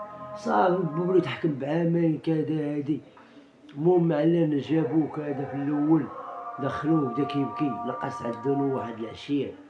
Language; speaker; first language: Arabic; native; Arabic